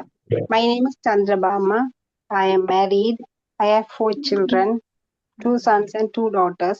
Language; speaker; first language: English; non-native, learner; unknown